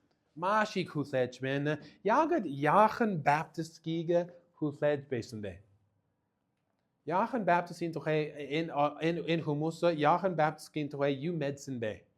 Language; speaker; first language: Mongolian; non-native, learner; English